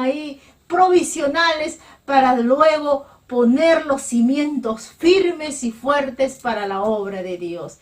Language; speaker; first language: Spanish; native; Spanish